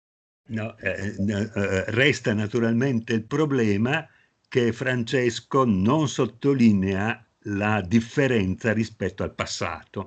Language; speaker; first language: Italian; native; Italian